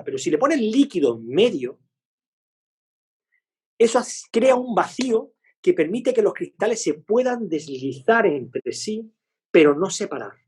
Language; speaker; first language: Spanish; native; Spanish